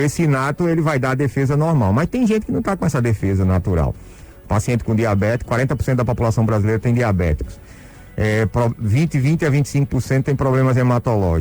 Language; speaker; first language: Portuguese; native; Portuguese